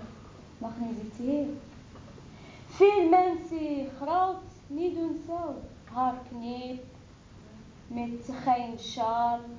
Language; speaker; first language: Dutch; non-native, learner; Arabic